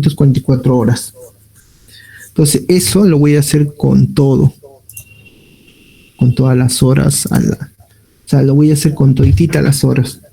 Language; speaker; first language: Spanish; native; Spanish